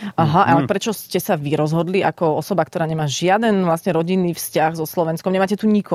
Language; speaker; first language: Slovak; native; Slovak